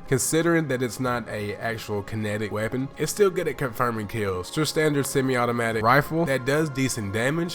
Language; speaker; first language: English; native; English